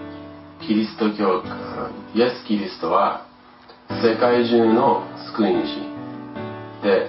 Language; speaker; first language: Japanese; early bilingual, other home language; English